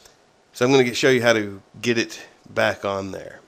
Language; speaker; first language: English; native; English